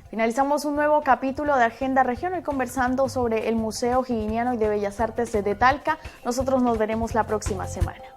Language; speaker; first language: Spanish; native; Spanish